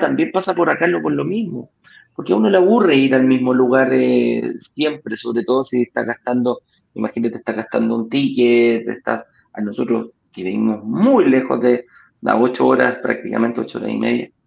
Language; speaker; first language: Spanish; native; Spanish